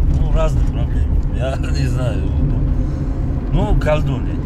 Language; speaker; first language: Russian; non-native, learner; Uzbek